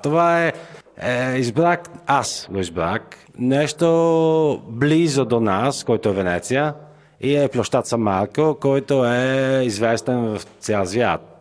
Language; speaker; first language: Bulgarian; non-native, fluent; Italian